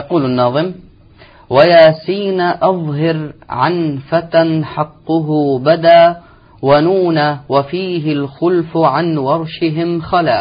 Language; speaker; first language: Arabic; native; Arabic